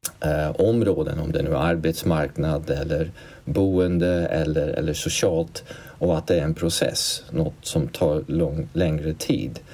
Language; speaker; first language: Swedish; non-native, fluent; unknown